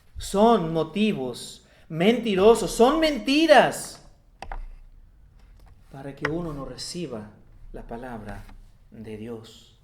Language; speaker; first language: Spanish; non-native, fluent; English